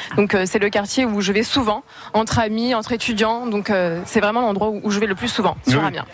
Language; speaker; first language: French; native; French